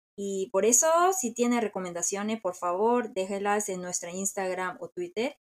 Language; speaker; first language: Spanish; non-native, fluent; Korean